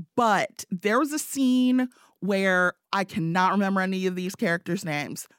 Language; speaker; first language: English; native; English